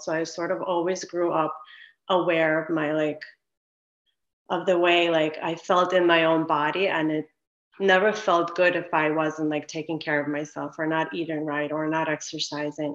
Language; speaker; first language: English; non-native, fluent; Ukrainian